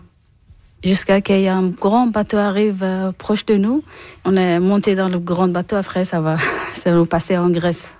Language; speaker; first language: French; non-native, learner; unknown